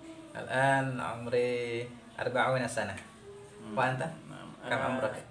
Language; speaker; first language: Arabic; non-native, learner; Indonesian